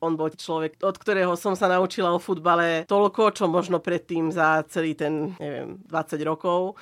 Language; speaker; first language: Slovak; non-native, local second language; Hungarian